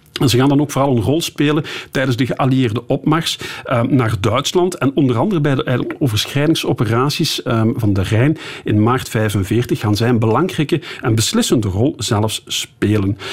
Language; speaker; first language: Dutch; native; Dutch